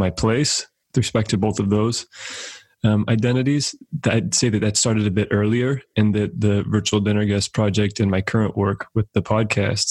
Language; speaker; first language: English; native; English